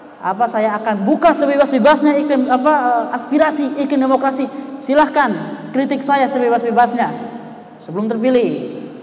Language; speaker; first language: Indonesian; native; Indonesian